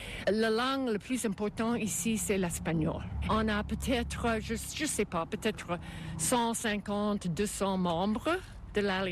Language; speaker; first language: French; non-native, fluent; English